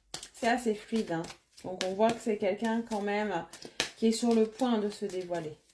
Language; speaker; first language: French; native; French